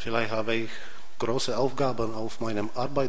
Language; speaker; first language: German; non-native, fluent; Czech